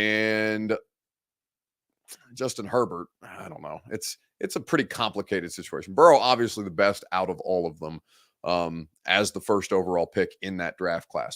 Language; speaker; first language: English; native; English